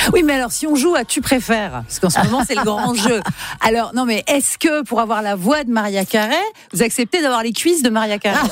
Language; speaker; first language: French; native; French